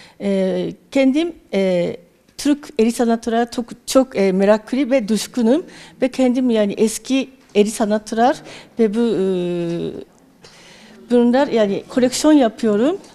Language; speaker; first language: Turkish; non-native, fluent; Japanese